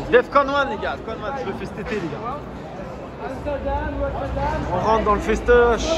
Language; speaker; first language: French; native; French